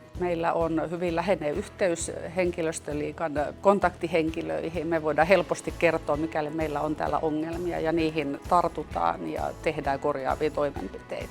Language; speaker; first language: Finnish; native; Finnish